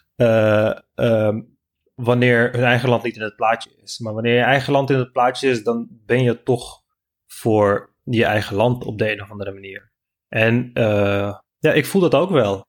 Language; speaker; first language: Dutch; non-native, fluent; Turkish